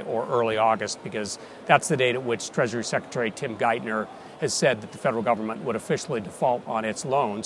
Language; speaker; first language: English; native; English